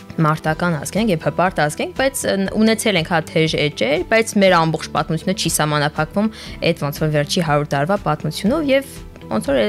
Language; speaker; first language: Armenian; early bilingual, heritage; French